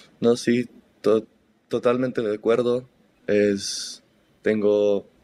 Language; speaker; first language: Spanish; early bilingual, heritage; Spanish